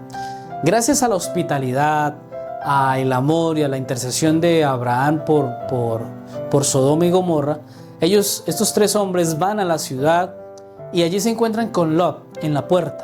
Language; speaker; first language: Spanish; native; Spanish